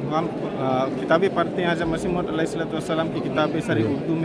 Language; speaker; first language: Hindi; non-native, fluent; Malay